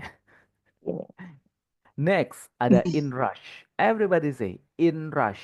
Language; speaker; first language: English; non-native, fluent; Indonesian